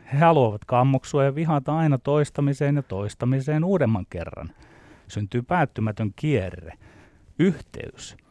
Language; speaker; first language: Finnish; native; Finnish